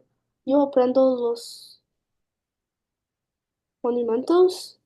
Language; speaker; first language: Spanish; non-native, learner; English